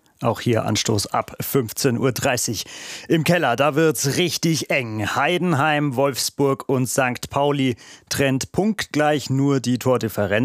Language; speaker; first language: German; native; German